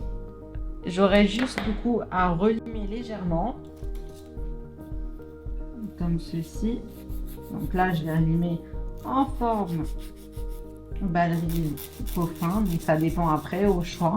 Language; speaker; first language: French; native; French